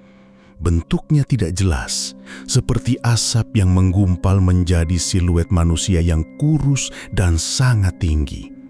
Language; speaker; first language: Indonesian; native; Indonesian